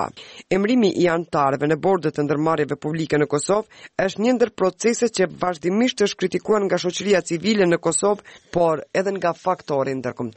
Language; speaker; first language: Albanian; native; Albanian